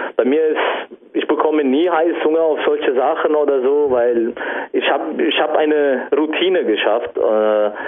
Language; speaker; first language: German; non-native, fluent; Italian